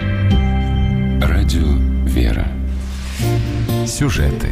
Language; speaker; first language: Russian; native; Russian